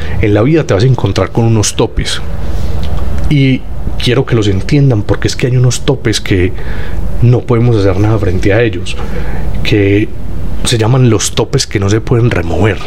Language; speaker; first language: Spanish; native; Spanish